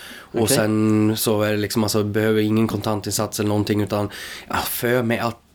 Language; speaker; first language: Swedish; native; Swedish